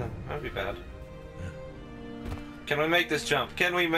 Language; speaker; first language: English; native; English